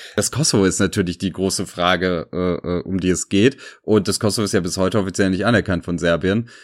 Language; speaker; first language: German; early bilingual, other home language; Serbian